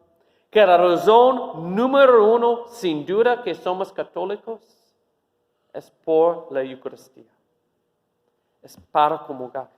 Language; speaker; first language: Spanish; non-native, fluent; English